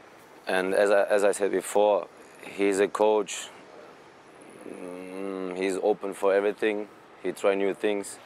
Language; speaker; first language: English; non-native, fluent; German